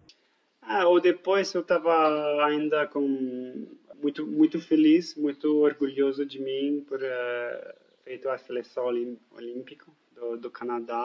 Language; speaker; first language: Portuguese; non-native, fluent; French